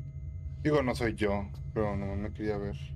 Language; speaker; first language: Spanish; native; Spanish